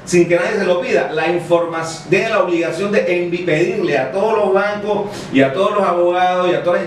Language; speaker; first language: Spanish; native; Spanish